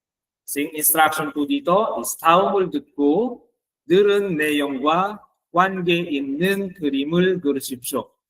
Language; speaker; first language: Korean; non-native, fluent; Filipino